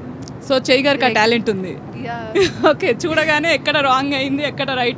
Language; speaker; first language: Telugu; native; Telugu